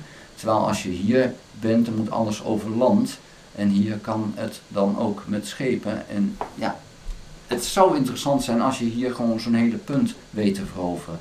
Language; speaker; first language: Dutch; native; Dutch